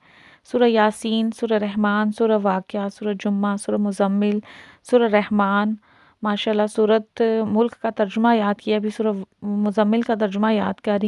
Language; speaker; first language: Hindi; native; Hindi